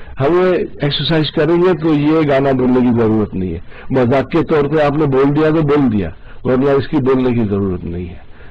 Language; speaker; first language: Urdu; non-native, local second language; Gujarati